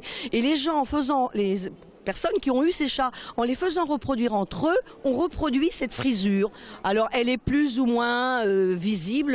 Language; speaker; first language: French; native; French